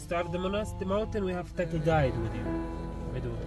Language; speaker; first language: English; non-native, learner; Arabic